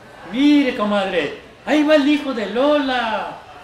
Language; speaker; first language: Spanish; early bilingual, heritage; Spanish